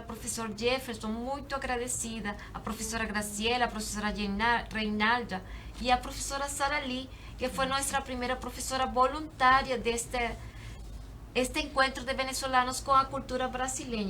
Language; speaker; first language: Portuguese; non-native, learner; Spanish